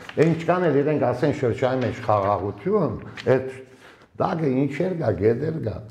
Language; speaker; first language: Armenian; early bilingual, heritage; Armenian